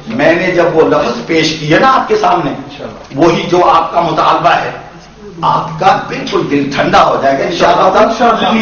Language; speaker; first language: Urdu; native; Urdu